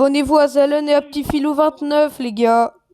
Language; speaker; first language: French; native; French